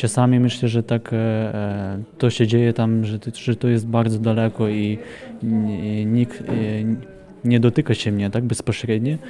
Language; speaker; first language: Polish; non-native, fluent; Ukrainian